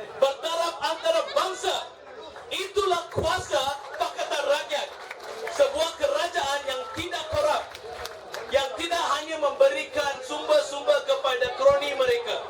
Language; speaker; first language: Malay; non-native, local second language; Tamil